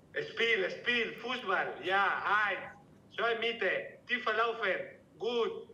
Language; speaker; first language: German; non-native, learner; Spanish